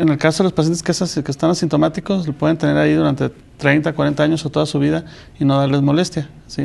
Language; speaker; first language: Spanish; native; Spanish